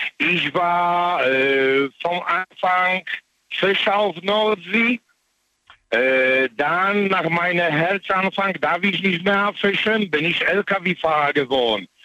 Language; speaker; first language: German; non-native, learner; Polish